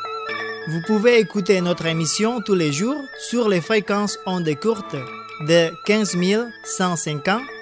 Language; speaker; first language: French; non-native, fluent; Indonesian